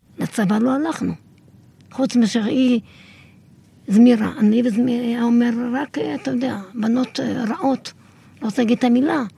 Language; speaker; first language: Hebrew; early bilingual, other home language; Arabic